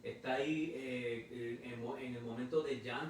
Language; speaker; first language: Spanish; native; Spanish